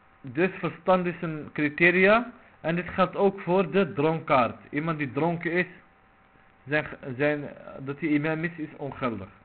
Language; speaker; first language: Dutch; non-native, local second language; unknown